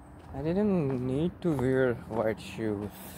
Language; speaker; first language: English; non-native, learner; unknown